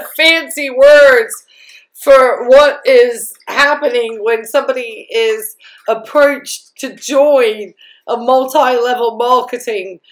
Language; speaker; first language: English; native; English